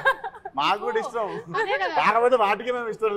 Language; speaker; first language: Telugu; native; Telugu